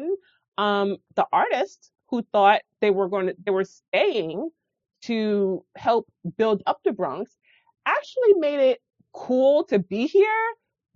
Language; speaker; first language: English; native; English